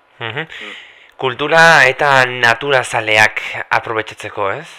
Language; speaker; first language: Basque; native; Basque